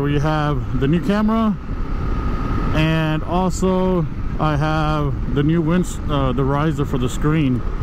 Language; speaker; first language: English; early bilingual, other home language; Spanish